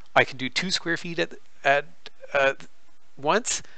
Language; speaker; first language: English; native; English